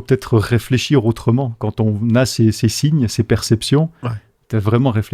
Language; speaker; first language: French; native; French